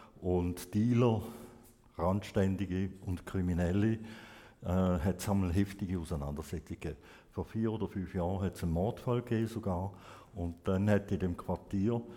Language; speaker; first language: German; native; German